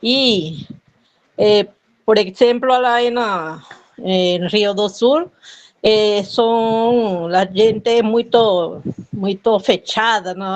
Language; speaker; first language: Portuguese; non-native, fluent; Spanish